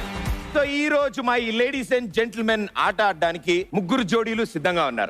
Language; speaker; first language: Telugu; native; Telugu